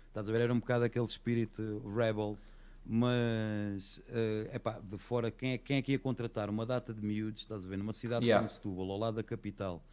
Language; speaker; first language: Portuguese; native; Portuguese